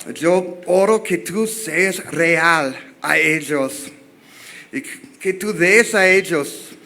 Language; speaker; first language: Spanish; non-native, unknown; English